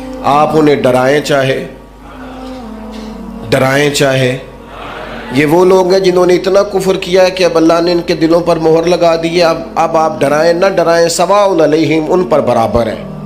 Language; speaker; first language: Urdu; non-native, local second language; Punjabi